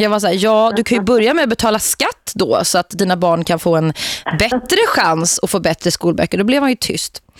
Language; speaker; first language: Swedish; native; Swedish